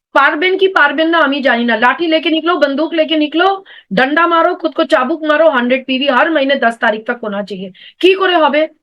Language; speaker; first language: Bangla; non-native, local second language; Hindi